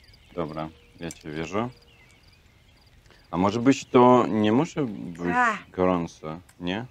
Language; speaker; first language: Polish; non-native, learner; Russian